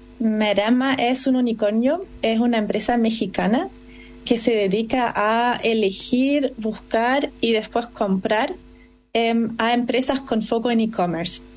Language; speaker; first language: Spanish; non-native, fluent; German